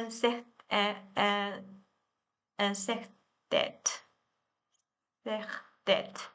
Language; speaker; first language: French; non-native, learner; Chinese